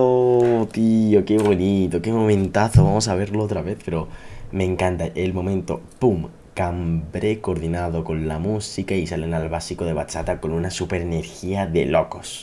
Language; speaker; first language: Spanish; native; Spanish